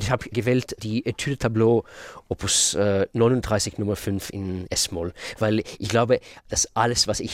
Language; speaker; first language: German; non-native, fluent; Russian